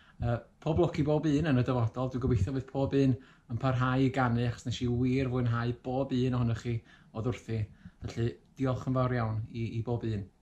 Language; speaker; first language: Welsh; native; Welsh